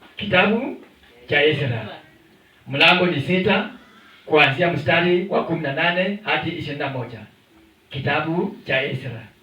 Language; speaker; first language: Swahili; non-native, local second language; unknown